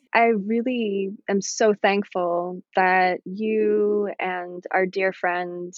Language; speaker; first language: English; native; English